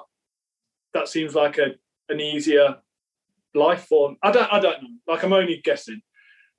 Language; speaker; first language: English; native; English